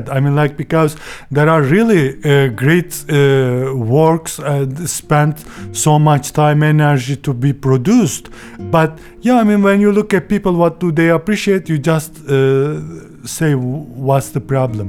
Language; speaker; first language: English; non-native, fluent; Turkish